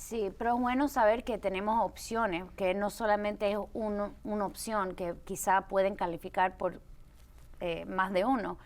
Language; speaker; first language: Spanish; early bilingual, heritage; Spanish